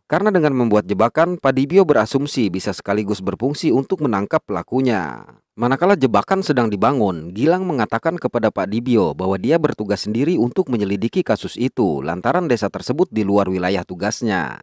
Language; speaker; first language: Indonesian; native; Indonesian